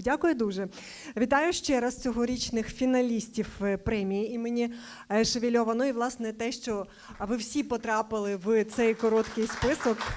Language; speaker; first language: Ukrainian; native; Ukrainian